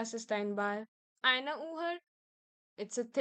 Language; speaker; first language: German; non-native, fluent; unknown